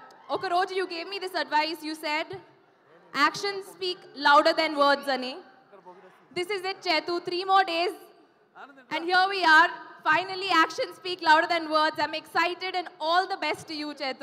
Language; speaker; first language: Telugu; non-native, fluent; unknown